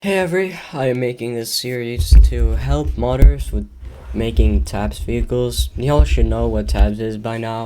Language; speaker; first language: English; native; English